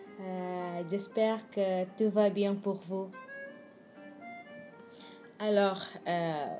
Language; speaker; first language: French; non-native, learner; Indonesian